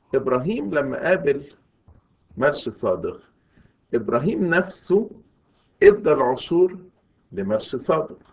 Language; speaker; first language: Arabic; native; Arabic